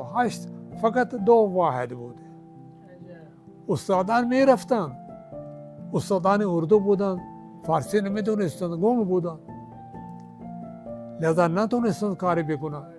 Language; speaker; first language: Persian; non-native, fluent; Urdu